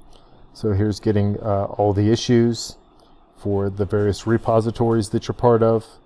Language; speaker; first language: English; native; English